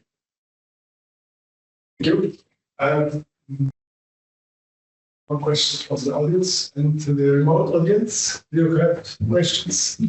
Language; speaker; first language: English; non-native, fluent; Polish